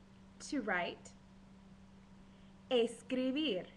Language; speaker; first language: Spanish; non-native, fluent; English